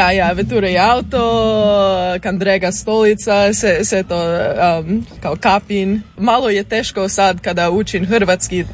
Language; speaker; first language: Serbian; early bilingual, heritage; English